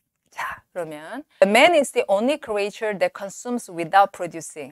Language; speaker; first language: English; non-native, fluent; Korean